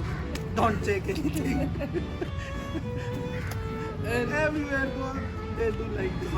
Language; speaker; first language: English; non-native, learner; Hindi